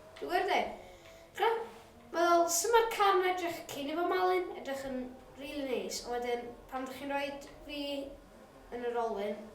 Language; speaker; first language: Welsh; non-native, local second language; English